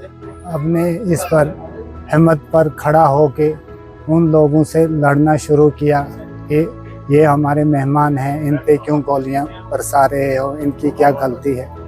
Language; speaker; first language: Hindi; non-native, local second language; Kashmiri